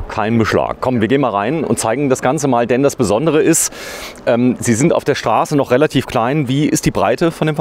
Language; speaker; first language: German; native; German